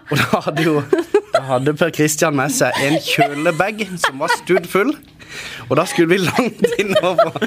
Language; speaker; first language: Norwegian; native; Norwegian